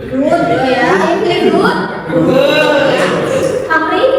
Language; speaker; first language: English; non-native, learner; Indonesian